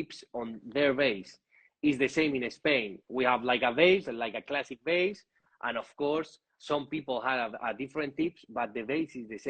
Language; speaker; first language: English; non-native, learner; Spanish